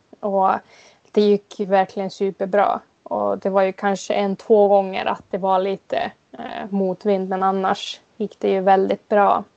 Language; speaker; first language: Swedish; non-native, local second language; Finnish